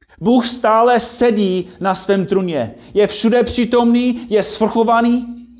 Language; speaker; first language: Czech; non-native, fluent; English